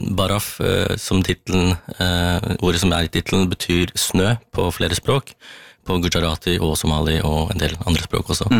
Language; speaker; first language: Norwegian; early bilingual, other home language; Tamil